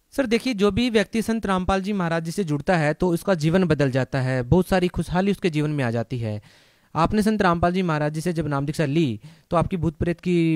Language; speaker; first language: Hindi; native; Hindi